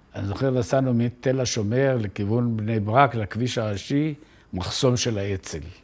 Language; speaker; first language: Hebrew; native; Hebrew